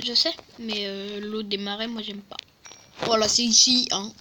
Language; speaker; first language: French; native; French